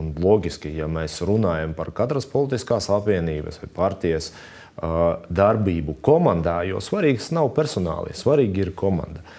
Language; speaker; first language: Latvian; native; Latvian